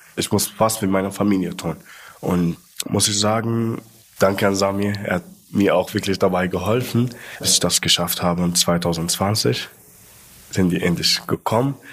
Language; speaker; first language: German; non-native, fluent; Arabic